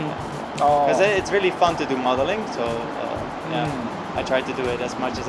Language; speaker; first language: English; non-native, fluent; Dutch